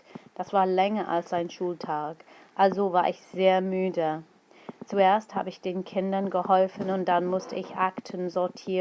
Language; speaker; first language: German; non-native, fluent; English